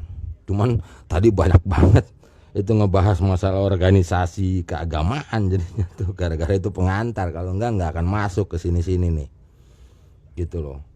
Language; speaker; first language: Indonesian; native; Indonesian